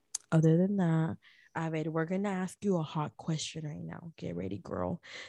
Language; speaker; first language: English; early bilingual, other home language; Spanish